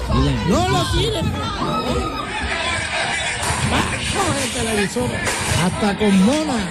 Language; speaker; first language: Spanish; native; Spanish